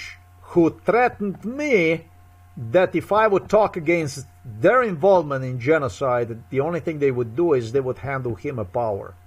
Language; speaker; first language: English; non-native, fluent; Slovenian